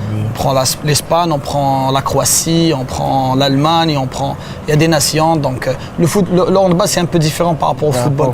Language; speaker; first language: French; non-native, local second language; Arabic